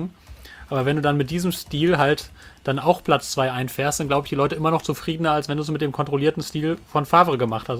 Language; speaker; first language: German; native; German